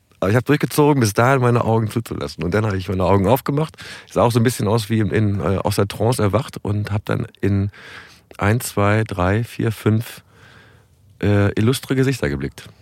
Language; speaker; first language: German; native; German